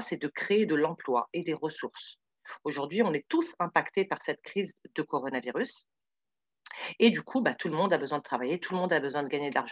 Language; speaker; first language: French; native; French